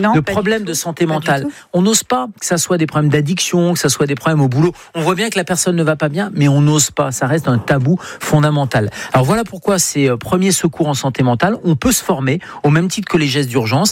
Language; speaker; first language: French; native; French